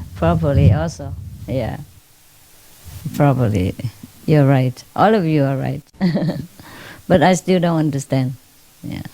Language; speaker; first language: English; non-native, fluent; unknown